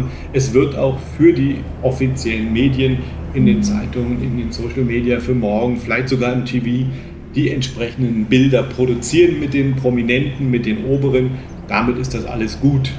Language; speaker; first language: German; native; German